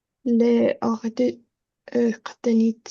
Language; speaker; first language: French; non-native, learner; Spanish